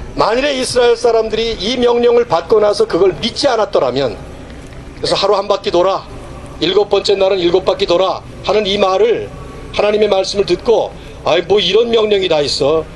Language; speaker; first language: Korean; native; Korean